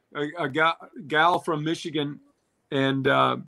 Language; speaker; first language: English; native; English